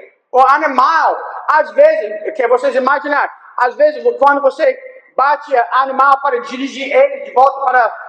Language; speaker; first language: Portuguese; non-native, fluent; English